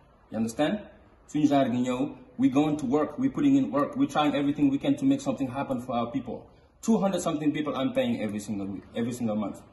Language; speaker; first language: English; non-native, fluent; Wolof